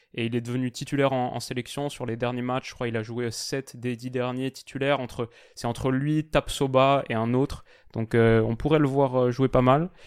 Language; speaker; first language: French; native; French